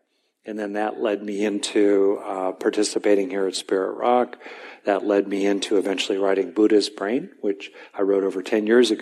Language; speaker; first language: English; native; English